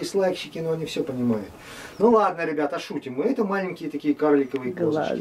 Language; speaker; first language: Russian; native; Russian